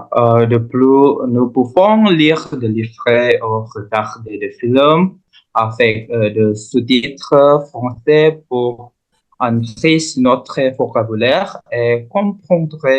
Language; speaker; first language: French; non-native, learner; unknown